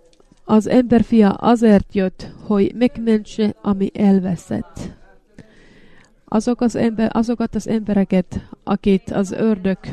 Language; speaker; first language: Hungarian; non-native, learner; Finnish